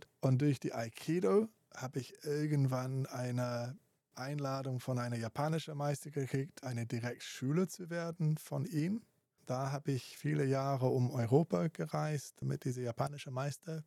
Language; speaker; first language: German; non-native, fluent; English